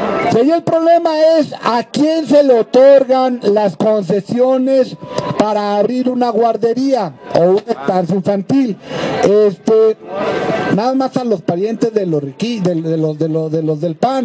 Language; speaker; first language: Spanish; native; Spanish